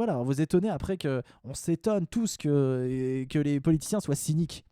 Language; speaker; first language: French; native; French